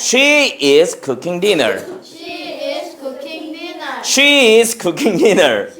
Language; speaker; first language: English; non-native, fluent; Korean